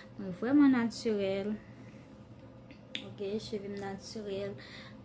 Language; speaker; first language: French; non-native, learner; Haitian Creole